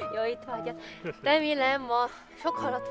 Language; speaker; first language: Hungarian; non-native, learner; Korean